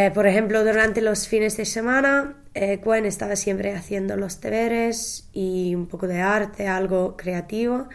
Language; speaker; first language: Spanish; non-native, learner; English